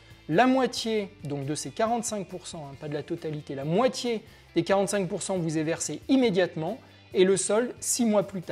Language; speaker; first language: French; native; French